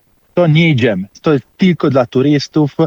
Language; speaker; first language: Polish; non-native, fluent; Italian